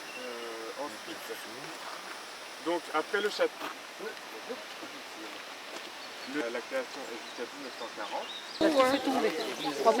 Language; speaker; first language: French; native; French